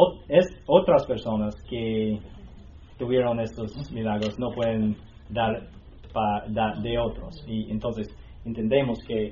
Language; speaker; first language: Spanish; non-native, learner; English